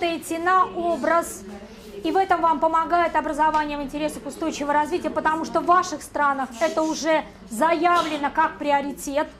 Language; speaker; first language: Russian; native; Russian